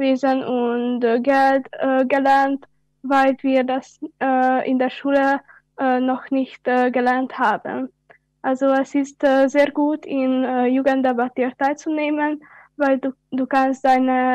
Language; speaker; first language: German; non-native, learner; Hungarian